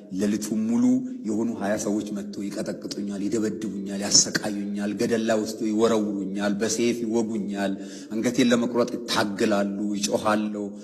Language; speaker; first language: Amharic; non-native, local second language; Oromo